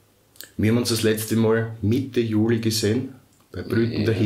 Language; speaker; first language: German; native; German